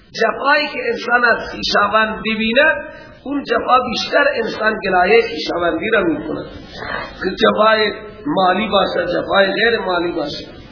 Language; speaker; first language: Persian; non-native, local second language; Baluchi